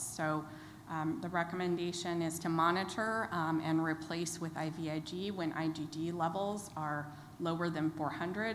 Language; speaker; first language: English; native; English